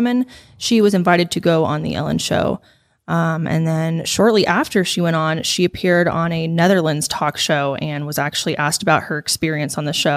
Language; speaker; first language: English; native; English